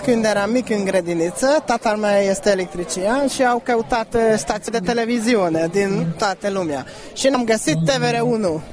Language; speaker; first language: Romanian; non-native, learner; Hungarian